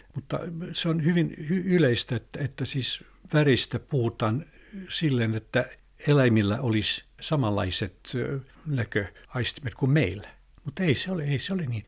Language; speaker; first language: Finnish; non-native, local second language; Swedish